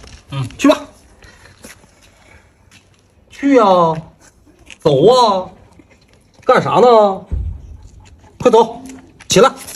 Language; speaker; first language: Chinese; native; Chinese